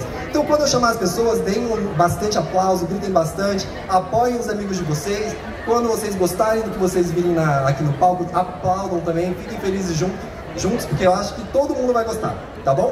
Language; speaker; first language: Portuguese; native; Portuguese